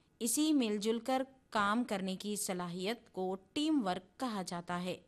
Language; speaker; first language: Urdu; native; Urdu